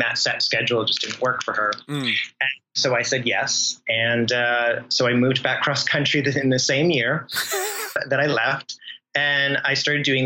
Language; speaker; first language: English; native; English